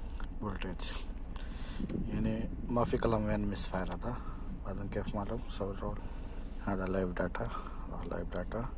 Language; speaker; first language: Arabic; non-native, learner; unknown